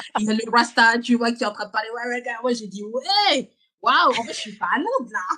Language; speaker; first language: French; native; French